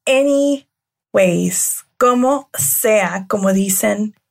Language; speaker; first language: Spanish; early bilingual, other home language; English